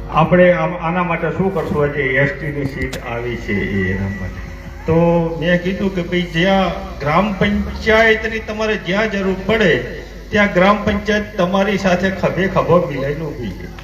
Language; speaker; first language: Gujarati; native; Gujarati